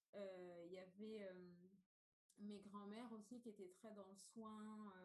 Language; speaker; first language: French; native; French